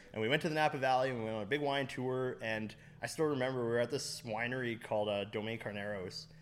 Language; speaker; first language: English; native; English